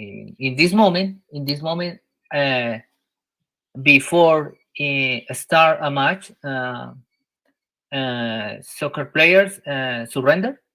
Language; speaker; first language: English; non-native, learner; Spanish